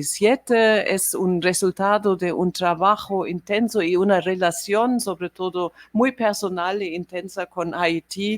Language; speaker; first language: Spanish; non-native, fluent; German